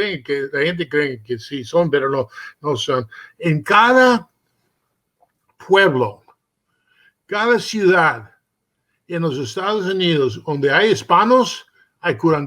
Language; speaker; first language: Spanish; early bilingual, heritage; Spanish